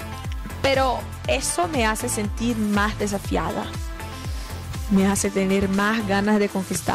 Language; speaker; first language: Spanish; non-native, fluent; Portuguese